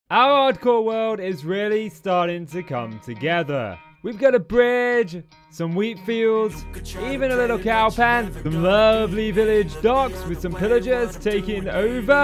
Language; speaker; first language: English; native; English